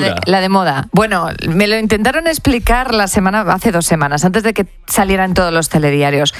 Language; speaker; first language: Spanish; native; Spanish